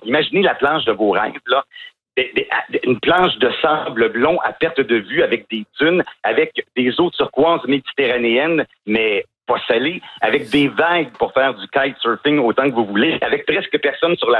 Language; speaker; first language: French; native; French